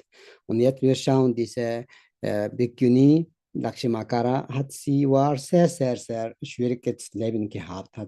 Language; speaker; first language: German; non-native, learner; Tibetan